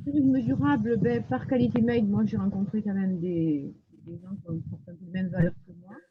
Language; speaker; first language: French; native; French